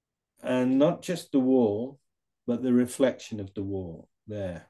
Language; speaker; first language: English; native; English